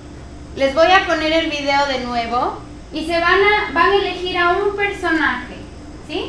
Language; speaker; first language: Spanish; non-native, fluent; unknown